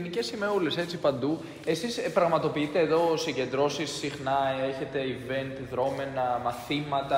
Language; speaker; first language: Greek; native; Greek